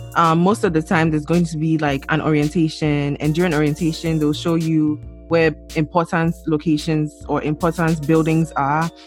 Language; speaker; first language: English; non-native, local second language; Akan